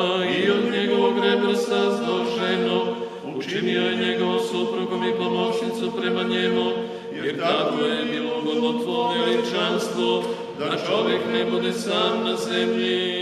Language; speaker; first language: Bosnian; native; Bosnian